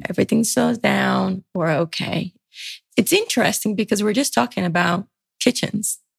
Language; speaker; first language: English; early bilingual, other home language; Portuguese